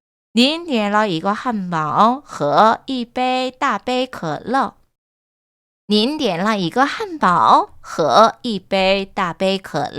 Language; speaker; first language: Chinese; non-native, fluent; Korean